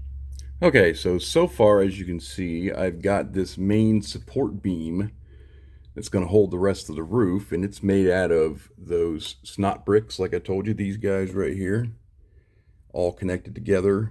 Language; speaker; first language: English; native; English